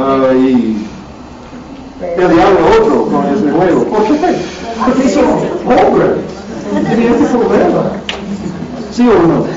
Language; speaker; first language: Spanish; non-native, learner; English